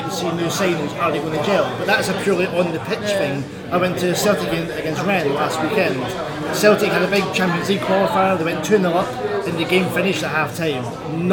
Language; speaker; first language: English; native; English